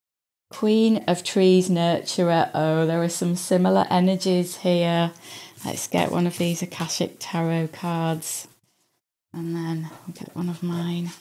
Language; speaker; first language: English; native; English